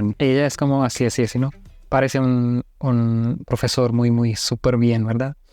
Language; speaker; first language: Spanish; non-native, learner; Hindi